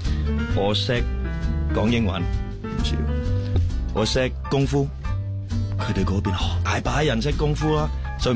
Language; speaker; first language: Chinese; early bilingual, heritage; Cantonese